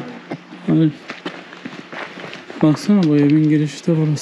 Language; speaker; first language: Turkish; native; Turkish